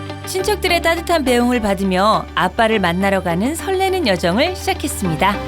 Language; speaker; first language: Korean; native; Korean